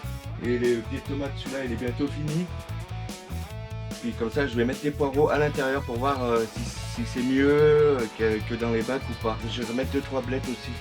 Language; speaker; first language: French; native; French